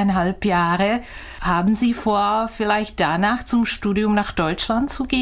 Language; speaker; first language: German; non-native, fluent; Czech